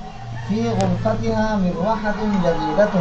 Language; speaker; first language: Arabic; non-native, fluent; Bangla